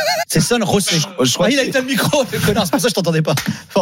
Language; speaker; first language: French; native; French